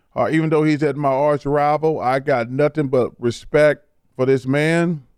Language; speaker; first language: English; native; English